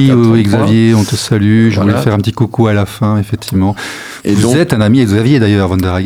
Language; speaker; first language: French; native; French